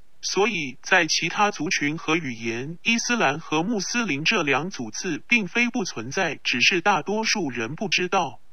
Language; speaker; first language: Chinese; non-native, local second language; Cantonese